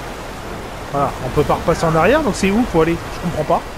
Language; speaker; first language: French; native; French